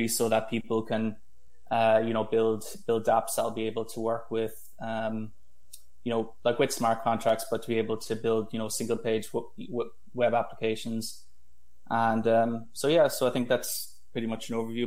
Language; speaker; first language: English; native; English